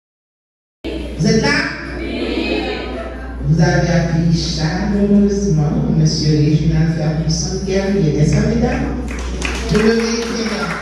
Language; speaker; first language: French; non-native, local second language; Haitian Creole